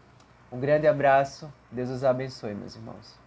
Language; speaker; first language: Portuguese; native; Portuguese